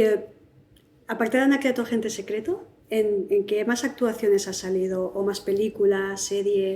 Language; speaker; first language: Spanish; native; Spanish